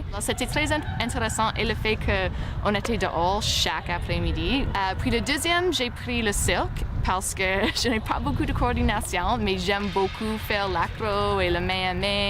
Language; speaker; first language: French; non-native, fluent; English